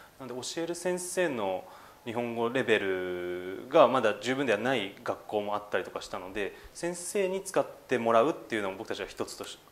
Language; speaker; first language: Japanese; native; Japanese